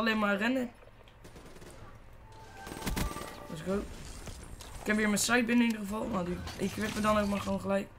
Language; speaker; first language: Dutch; native; Dutch